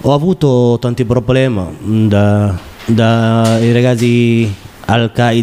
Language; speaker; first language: Italian; non-native, learner; Somali